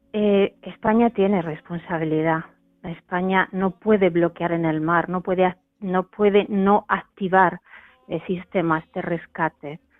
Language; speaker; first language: Spanish; native; Spanish